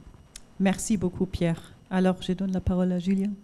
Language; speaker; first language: French; non-native, fluent; German